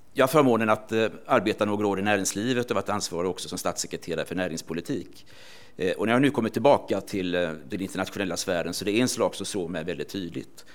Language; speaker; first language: Swedish; native; Swedish